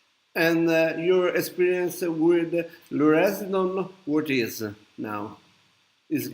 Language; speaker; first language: English; non-native, learner; Italian